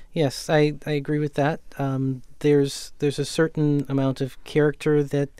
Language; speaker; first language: English; native; English